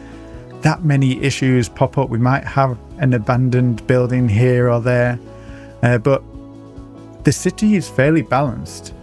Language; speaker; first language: English; native; English